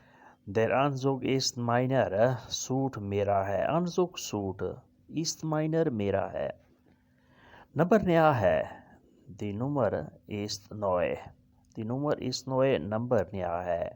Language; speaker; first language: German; non-native, learner; Urdu